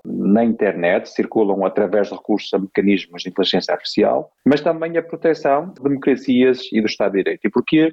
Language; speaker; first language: Portuguese; native; Portuguese